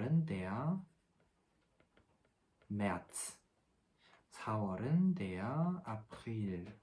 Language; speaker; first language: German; non-native, fluent; Korean